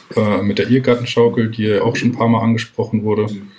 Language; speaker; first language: German; native; German